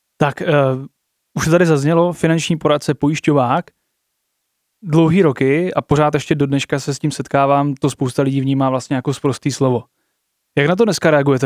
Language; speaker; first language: Czech; native; Czech